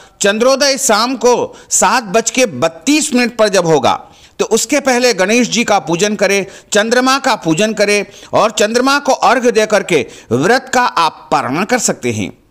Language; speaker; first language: Hindi; native; Hindi